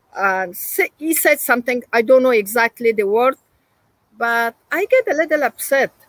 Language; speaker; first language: English; non-native, learner; Persian